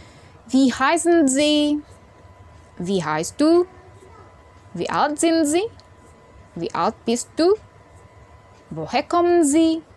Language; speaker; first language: German; non-native, learner; Indonesian